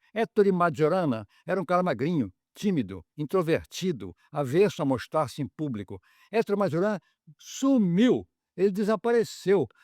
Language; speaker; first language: Portuguese; native; Portuguese